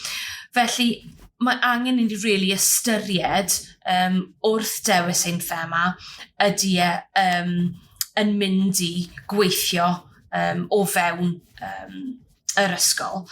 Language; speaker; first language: Welsh; native; Welsh